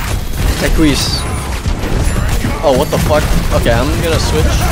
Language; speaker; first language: English; native; English